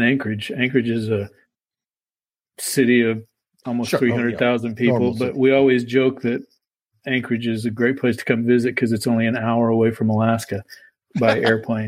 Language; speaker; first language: English; native; English